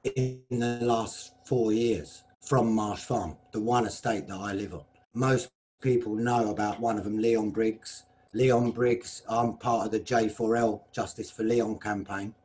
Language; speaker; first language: English; native; English